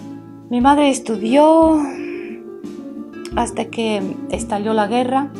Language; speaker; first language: Spanish; early bilingual, heritage; Spanish